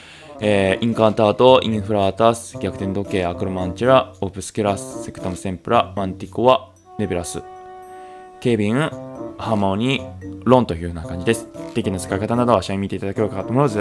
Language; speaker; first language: Japanese; native; Japanese